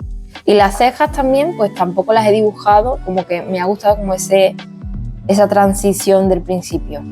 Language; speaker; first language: Spanish; native; Spanish